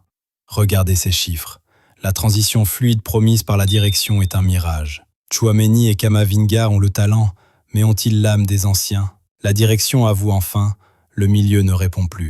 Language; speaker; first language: French; native; French